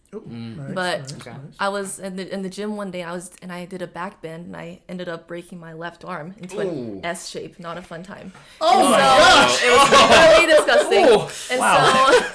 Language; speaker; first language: English; early bilingual, other home language; Japanese